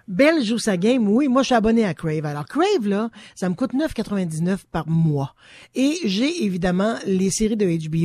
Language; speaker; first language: French; native; French